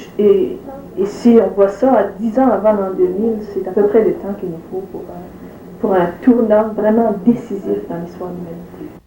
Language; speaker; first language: French; native; French